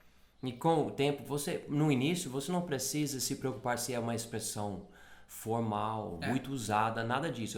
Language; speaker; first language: Portuguese; non-native, fluent; English